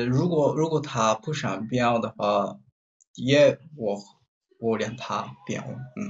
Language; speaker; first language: Chinese; non-native, learner; Japanese